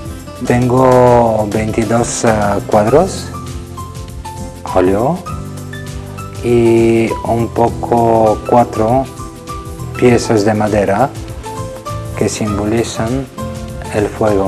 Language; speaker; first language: Spanish; non-native, learner; Bulgarian